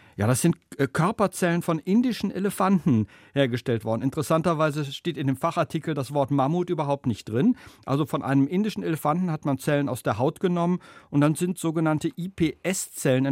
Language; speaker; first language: German; native; German